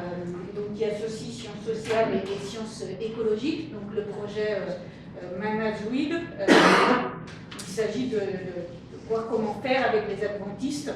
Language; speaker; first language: French; native; French